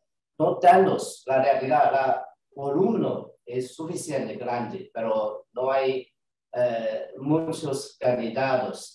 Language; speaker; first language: Spanish; non-native, learner; Chinese